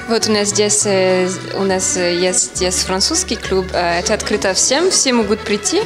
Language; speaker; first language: Russian; non-native, fluent; French